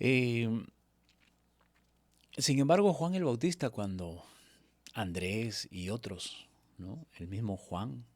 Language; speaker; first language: Spanish; native; Spanish